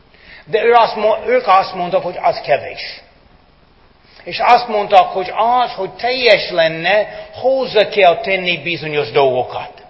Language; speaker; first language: Hungarian; non-native, fluent; English